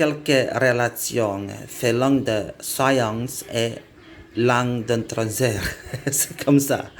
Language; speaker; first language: French; non-native, learner; Indonesian